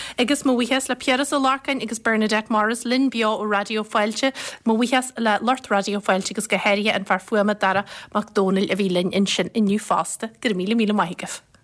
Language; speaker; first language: Irish; native; Irish